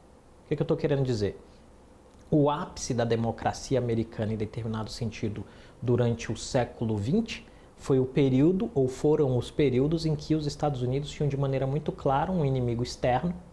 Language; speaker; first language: Portuguese; native; Portuguese